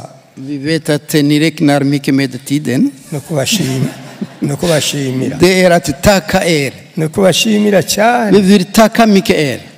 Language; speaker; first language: Swedish; non-native, fluent; Rundi